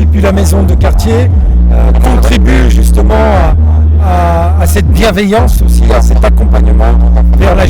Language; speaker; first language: French; native; French